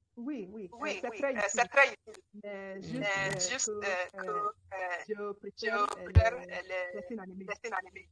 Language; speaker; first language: French; non-native, learner; Yoruba